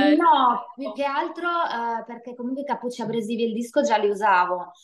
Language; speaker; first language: Italian; native; Italian